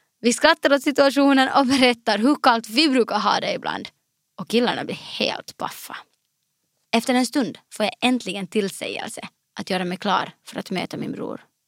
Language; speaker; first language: Swedish; native; Swedish